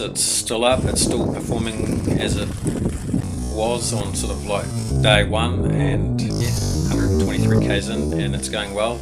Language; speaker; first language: English; native; English